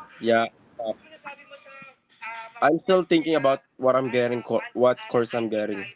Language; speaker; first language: English; non-native, learner; Filipino